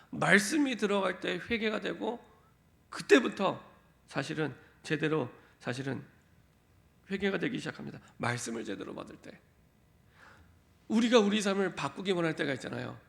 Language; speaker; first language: Korean; native; Korean